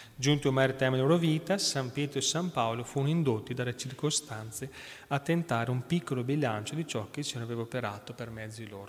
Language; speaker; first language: Italian; native; Italian